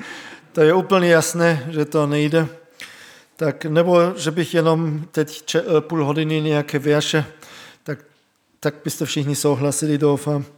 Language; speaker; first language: Czech; non-native, fluent; German